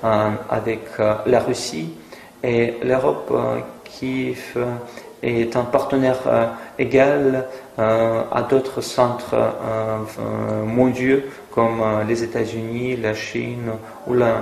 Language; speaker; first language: French; non-native, fluent; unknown